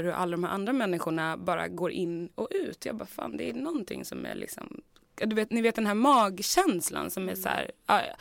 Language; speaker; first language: Swedish; native; Swedish